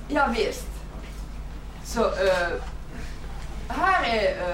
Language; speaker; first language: Swedish; non-native, fluent; Finnish